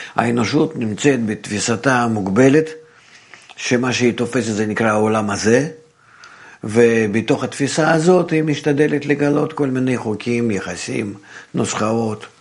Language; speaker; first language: Hebrew; non-native, fluent; Russian